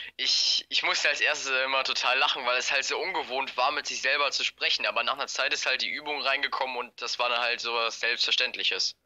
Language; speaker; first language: German; native; German